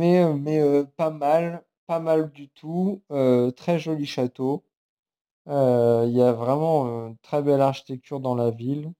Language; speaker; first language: French; native; French